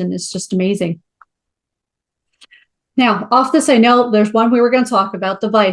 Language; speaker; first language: English; native; English